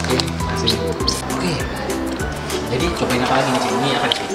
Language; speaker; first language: Indonesian; native; Indonesian